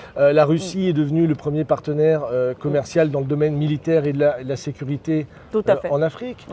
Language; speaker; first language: French; native; French